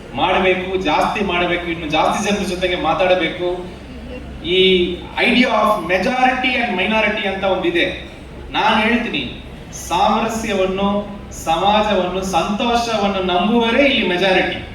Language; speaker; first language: Kannada; non-native, fluent; Tamil